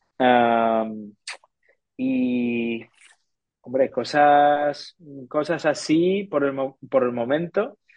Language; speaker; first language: Spanish; non-native, fluent; English